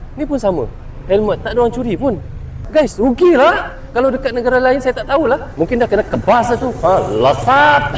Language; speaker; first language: Malay; native; Malay